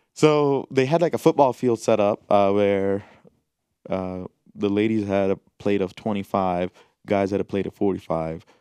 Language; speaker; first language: English; non-native, local second language; Gujarati